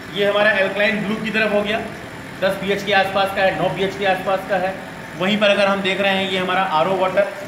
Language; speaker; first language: Hindi; native; Hindi